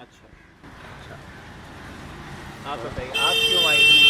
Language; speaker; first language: Hindi; native; Hindi